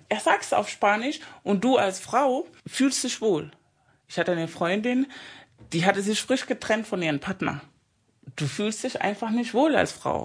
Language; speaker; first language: German; early bilingual, other home language; Spanish